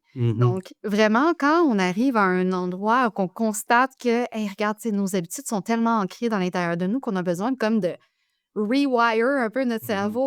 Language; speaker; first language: French; native; French